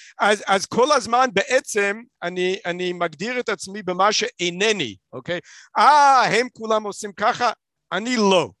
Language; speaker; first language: Hebrew; non-native, fluent; English